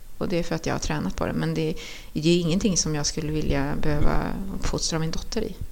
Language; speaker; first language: Swedish; early bilingual, other home language; Spanish